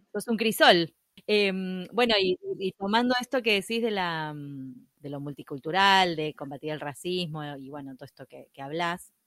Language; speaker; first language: Spanish; native; Spanish